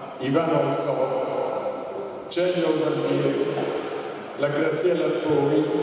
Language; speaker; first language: Italian; native; Italian